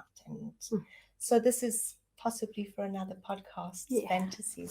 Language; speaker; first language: English; native; English